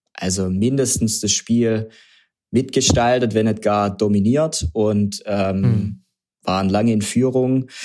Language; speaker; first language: German; native; German